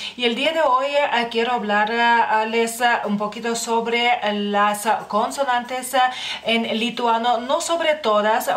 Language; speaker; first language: Spanish; non-native, fluent; Lithuanian